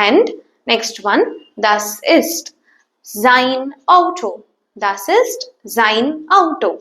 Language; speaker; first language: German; non-native, fluent; Tamil